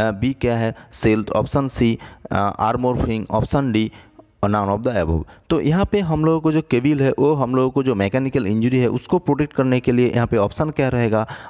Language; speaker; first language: Hindi; native; Hindi